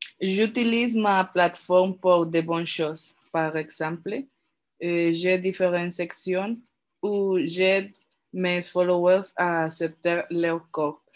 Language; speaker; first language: French; non-native, learner; Spanish